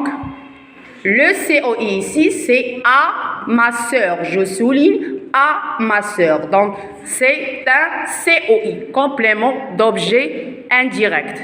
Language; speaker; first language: French; non-native, local second language; Arabic